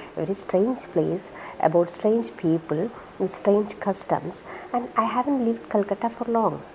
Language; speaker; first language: English; non-native, local second language; Malayalam